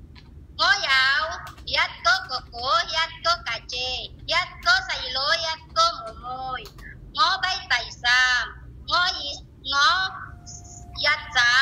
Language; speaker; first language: Chinese; non-native, learner; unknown